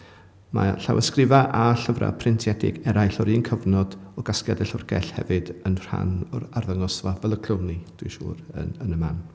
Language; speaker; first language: Welsh; native; Welsh